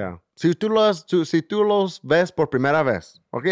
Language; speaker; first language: Spanish; early bilingual, heritage; Spanish